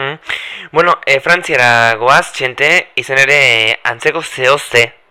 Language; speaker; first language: Basque; native; Basque